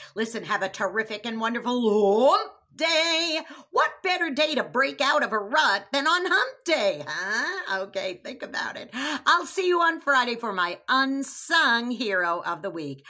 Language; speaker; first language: English; native; English